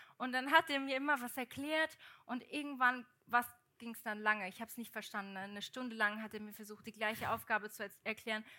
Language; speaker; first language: German; early bilingual, other home language; Portuguese